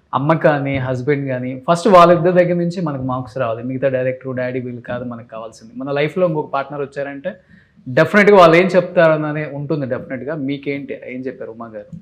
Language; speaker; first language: Telugu; native; Telugu